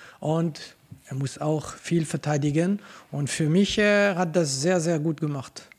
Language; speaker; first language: German; non-native, local second language; French